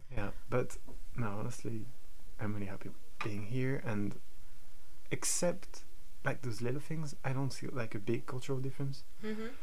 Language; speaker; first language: English; non-native, fluent; French